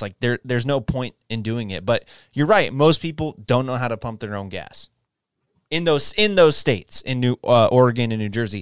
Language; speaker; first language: English; native; English